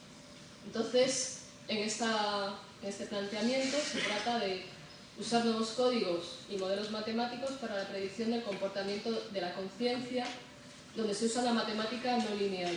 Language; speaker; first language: Spanish; native; Spanish